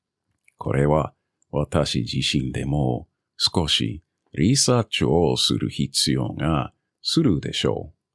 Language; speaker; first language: Japanese; non-native, learner; English